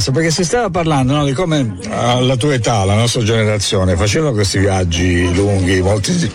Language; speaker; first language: Italian; native; Italian